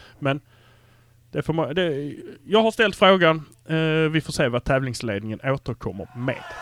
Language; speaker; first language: Swedish; native; Swedish